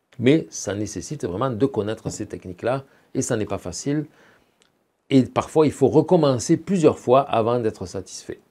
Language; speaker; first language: French; native; French